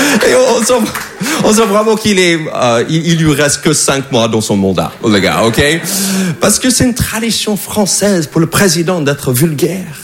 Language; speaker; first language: French; non-native, fluent; English